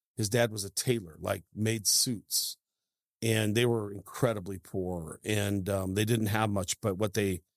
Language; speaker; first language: English; native; English